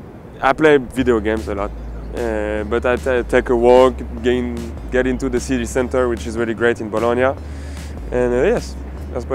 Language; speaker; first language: English; non-native, fluent; French